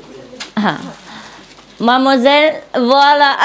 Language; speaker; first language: French; non-native, learner; Vietnamese